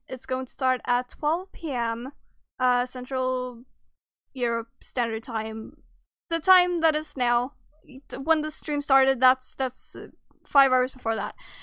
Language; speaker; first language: English; non-native, fluent; Swedish